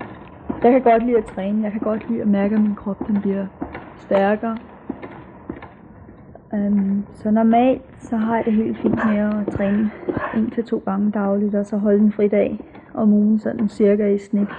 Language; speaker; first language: Danish; native; Danish